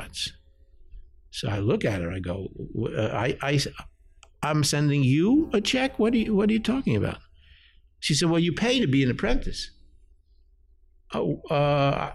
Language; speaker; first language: English; early bilingual, other home language; Yiddish